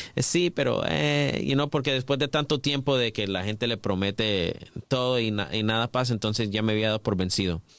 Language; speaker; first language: Spanish; early bilingual, heritage; English